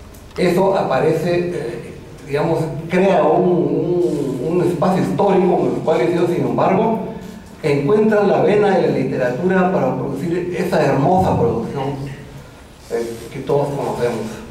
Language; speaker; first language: Spanish; native; Spanish